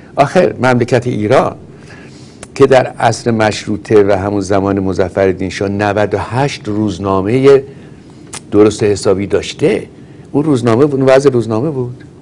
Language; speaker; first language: Persian; native; Persian